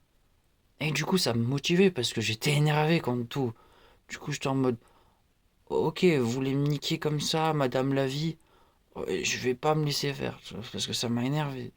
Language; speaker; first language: French; native; French